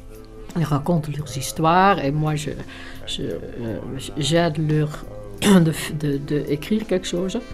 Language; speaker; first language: French; non-native, fluent; Dutch